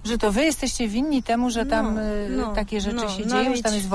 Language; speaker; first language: Ukrainian; non-native, learner; Polish